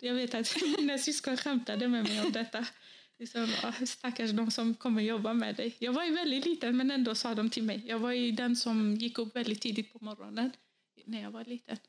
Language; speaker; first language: Swedish; non-native, fluent; Kurdish